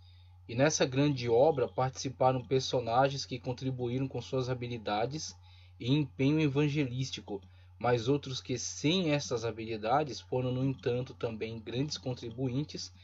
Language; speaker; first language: Portuguese; native; Portuguese